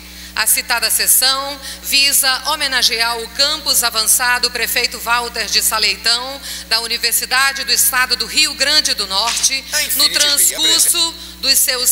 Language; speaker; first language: Portuguese; native; Portuguese